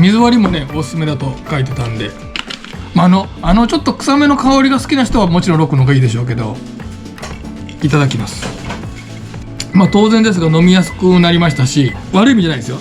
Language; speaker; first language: Japanese; native; Japanese